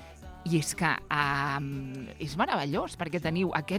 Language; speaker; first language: Catalan; native; Catalan